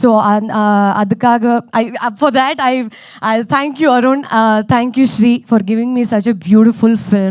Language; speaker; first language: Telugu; non-native, fluent; Kannada